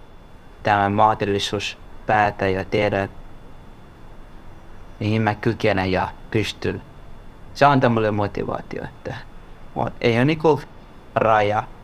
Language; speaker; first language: Finnish; non-native, learner; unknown